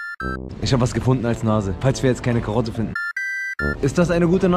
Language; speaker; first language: German; native; German